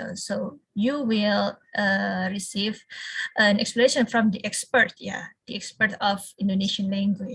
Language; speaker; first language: English; non-native, fluent; Indonesian